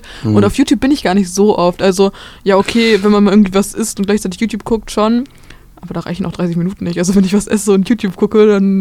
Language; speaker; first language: German; native; German